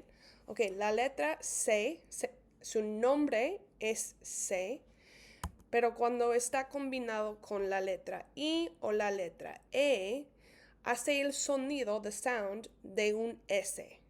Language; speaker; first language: Spanish; non-native, fluent; English